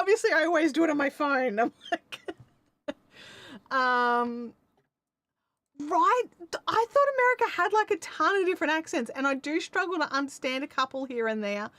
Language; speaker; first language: English; native; English